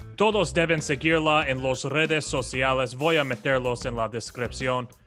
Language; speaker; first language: Spanish; non-native, learner; English